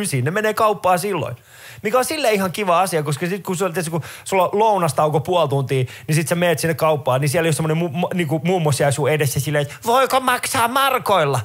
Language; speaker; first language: Finnish; early bilingual, other home language; Persian